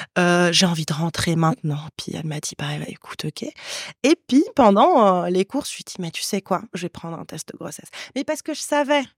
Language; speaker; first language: French; non-native, local second language; Arabic